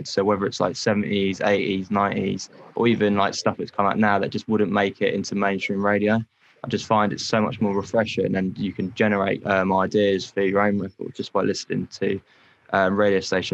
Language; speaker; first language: English; native; English